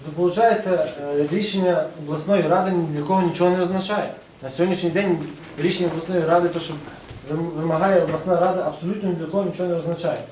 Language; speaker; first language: Ukrainian; native; Ukrainian